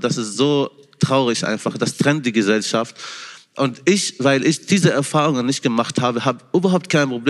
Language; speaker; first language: German; non-native, fluent; Arabic